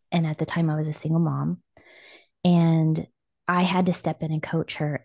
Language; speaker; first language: English; native; English